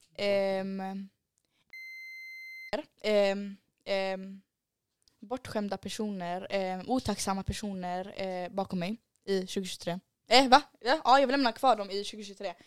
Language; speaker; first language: Swedish; early bilingual, other home language; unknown